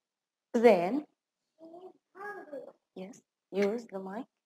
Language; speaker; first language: English; non-native, fluent; Arabic